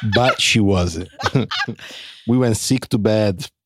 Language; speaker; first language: English; non-native, fluent; Italian